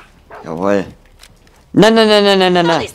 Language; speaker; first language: German; native; German